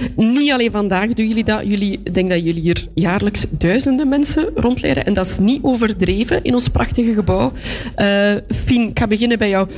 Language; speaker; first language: Dutch; native; Dutch